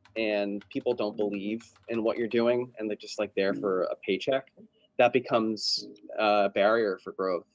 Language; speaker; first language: English; native; English